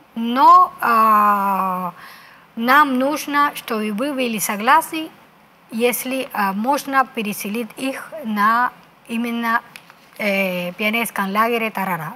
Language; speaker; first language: Russian; non-native, fluent; Spanish